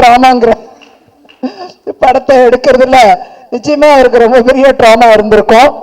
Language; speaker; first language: Tamil; native; Tamil